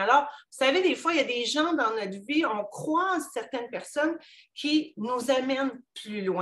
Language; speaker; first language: French; native; French